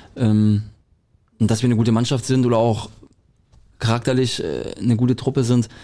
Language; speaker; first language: German; native; German